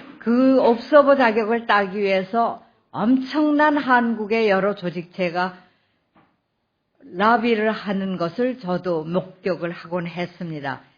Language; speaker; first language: Korean; native; Korean